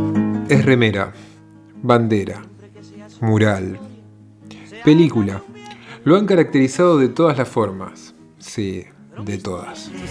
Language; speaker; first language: Spanish; native; Spanish